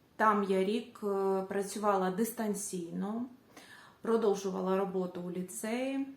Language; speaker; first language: Ukrainian; native; Ukrainian